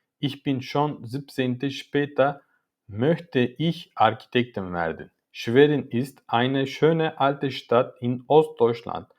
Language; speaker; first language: German; non-native, learner; Turkish